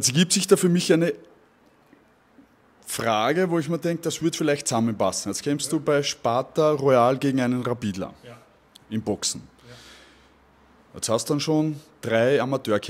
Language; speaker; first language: German; native; German